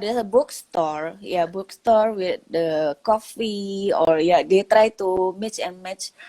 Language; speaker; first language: English; non-native, local second language; Indonesian